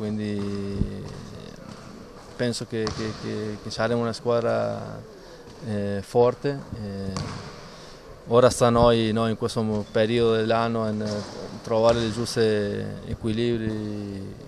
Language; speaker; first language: Italian; non-native, fluent; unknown